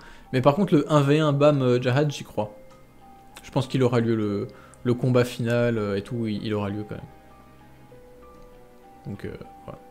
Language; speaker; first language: French; native; French